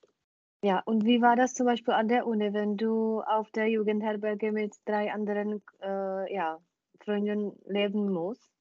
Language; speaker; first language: German; non-native, fluent; Czech